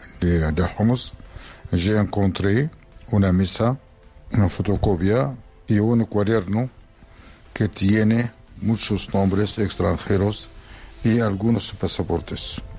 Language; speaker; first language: Spanish; non-native, fluent; Arabic